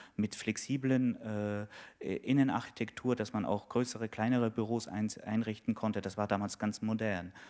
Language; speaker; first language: German; native; German